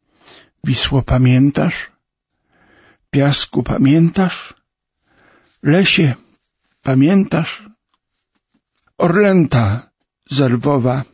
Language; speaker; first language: Polish; native; Polish